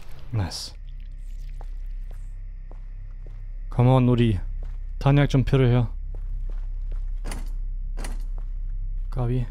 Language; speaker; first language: Korean; non-native, fluent; German